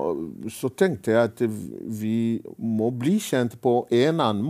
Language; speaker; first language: Norwegian; non-native, fluent; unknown